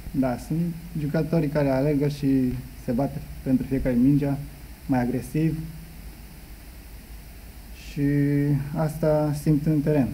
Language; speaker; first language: Romanian; non-native, learner; Japanese